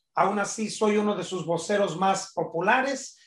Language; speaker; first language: Spanish; early bilingual, heritage; Spanish